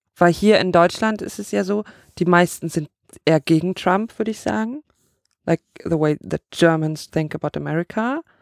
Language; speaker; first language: German; native; German